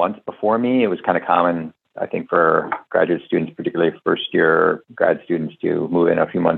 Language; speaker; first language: English; native; English